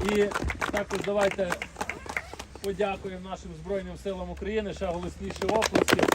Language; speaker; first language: Ukrainian; non-native, local second language; Russian